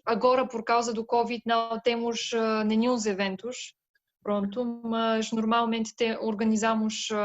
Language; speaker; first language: Portuguese; non-native, fluent; Bulgarian